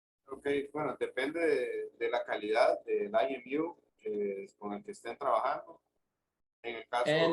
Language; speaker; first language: Spanish; native; Spanish